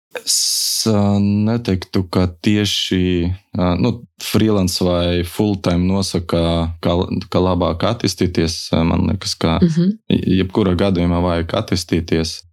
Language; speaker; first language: Latvian; non-native, local second language; Russian